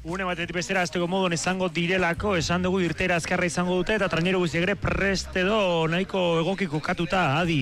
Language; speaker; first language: Basque; native; Basque